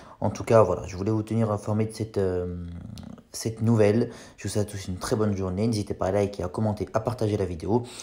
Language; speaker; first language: French; native; French